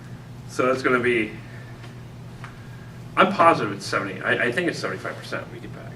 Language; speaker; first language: English; native; English